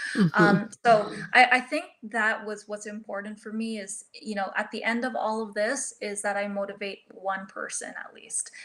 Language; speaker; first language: English; early bilingual, other home language; Filipino